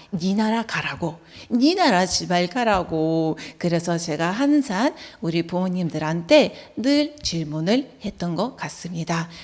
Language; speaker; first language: Korean; non-native, fluent; Russian